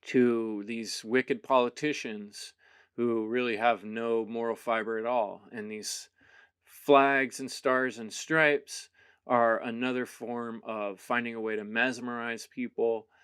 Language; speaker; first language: English; native; English